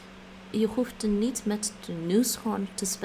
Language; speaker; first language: Dutch; non-native, learner; English